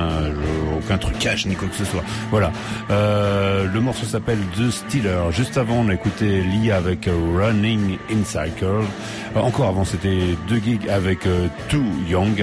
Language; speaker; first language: French; native; French